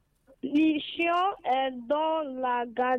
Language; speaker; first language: French; non-native, learner; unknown